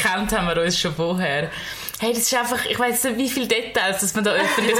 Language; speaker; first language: German; native; German